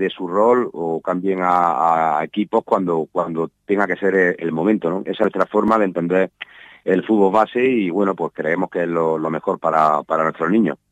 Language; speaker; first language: Spanish; native; Spanish